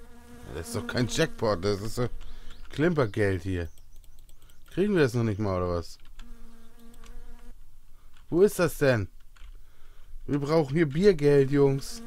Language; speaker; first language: German; native; German